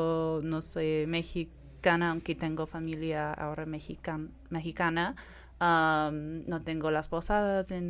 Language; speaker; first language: Spanish; non-native, fluent; English